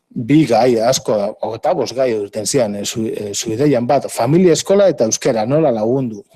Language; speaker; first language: Basque; native; Basque